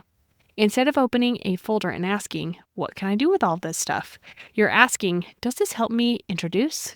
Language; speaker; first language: English; native; English